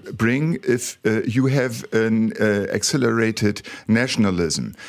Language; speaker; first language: English; non-native, fluent; German